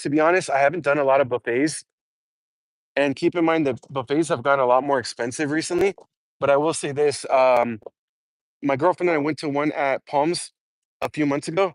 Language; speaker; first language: English; native; English